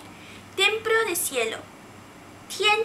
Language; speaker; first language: Spanish; non-native, learner; Chinese